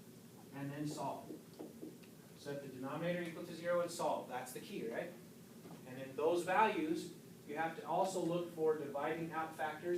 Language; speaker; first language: English; native; English